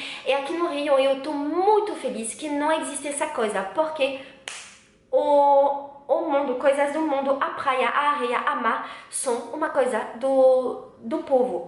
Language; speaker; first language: Portuguese; non-native, learner; French